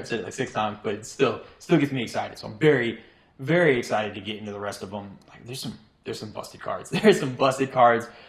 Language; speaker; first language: English; native; English